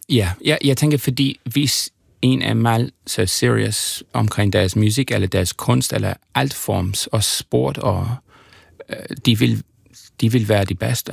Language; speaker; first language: Danish; non-native, fluent; English